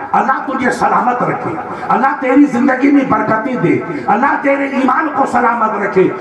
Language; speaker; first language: Urdu; non-native, local second language; Sindhi